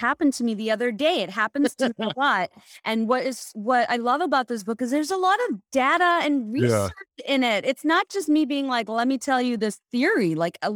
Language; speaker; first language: English; non-native, local second language; Bangla